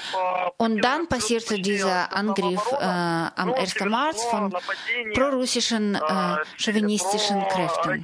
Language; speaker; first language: German; non-native, fluent; Russian